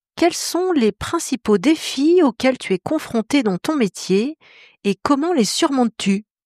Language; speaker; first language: French; native; French